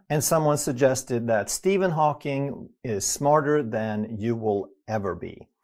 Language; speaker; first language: English; non-native, fluent; Swedish